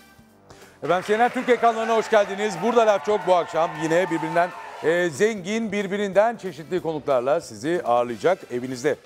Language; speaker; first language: Turkish; native; Turkish